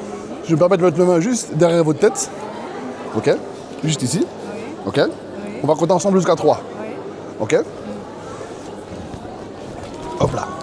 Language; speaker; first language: French; native; French